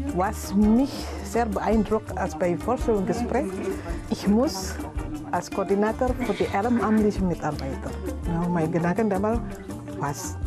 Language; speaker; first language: German; non-native, learner; Indonesian